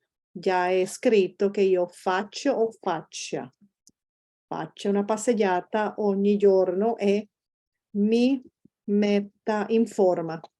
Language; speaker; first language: Italian; non-native, fluent; Spanish